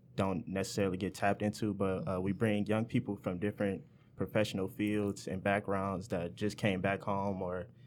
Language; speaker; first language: English; native; English